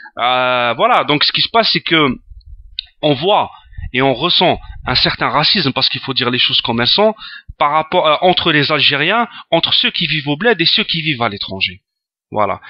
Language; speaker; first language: French; non-native, local second language; Arabic